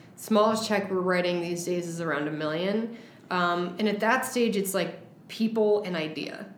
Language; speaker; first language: English; native; English